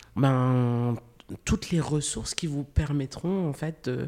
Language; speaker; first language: French; native; French